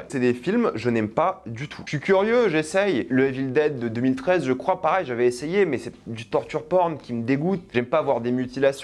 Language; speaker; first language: French; native; French